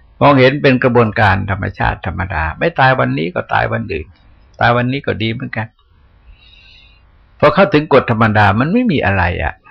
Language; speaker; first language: Thai; native; Thai